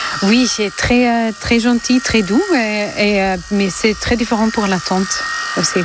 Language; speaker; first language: French; non-native, learner; German